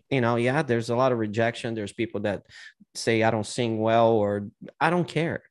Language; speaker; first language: English; non-native, fluent; Portuguese